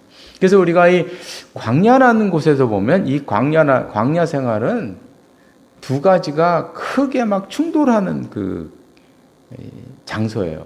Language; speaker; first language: Korean; native; Korean